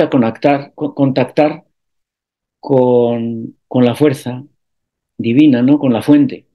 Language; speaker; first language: Spanish; native; Spanish